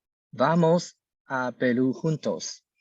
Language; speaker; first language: Spanish; non-native, learner; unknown